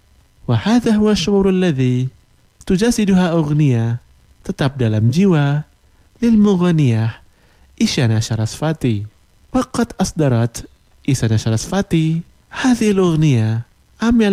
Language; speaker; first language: Arabic; non-native, fluent; Indonesian